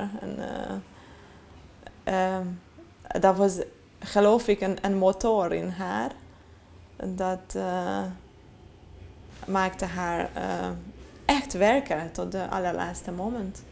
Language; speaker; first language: Dutch; non-native, fluent; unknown